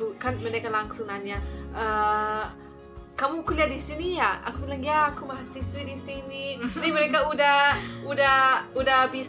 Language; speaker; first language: Indonesian; non-native, fluent; English